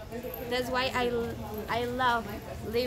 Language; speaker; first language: English; non-native, fluent; Spanish